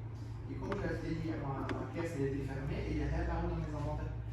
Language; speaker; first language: French; native; French